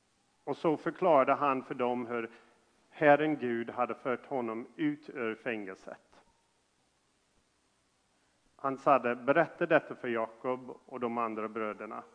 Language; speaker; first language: Swedish; non-native, fluent; English